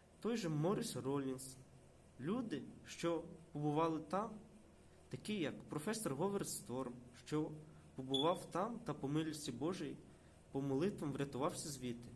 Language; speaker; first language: Ukrainian; non-native, local second language; Russian